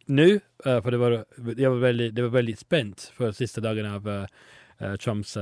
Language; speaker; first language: Swedish; non-native, learner; Italian